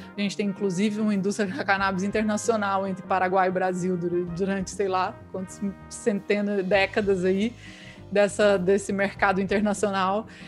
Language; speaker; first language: Portuguese; native; Portuguese